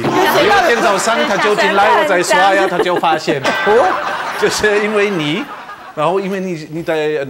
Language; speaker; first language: Chinese; non-native, fluent; German